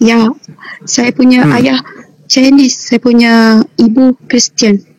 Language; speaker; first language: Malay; non-native, local second language; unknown